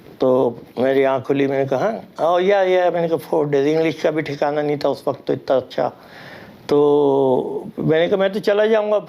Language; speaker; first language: Urdu; native; Urdu